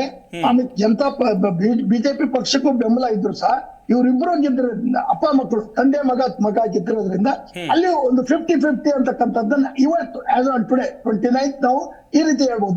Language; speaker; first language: Kannada; native; Kannada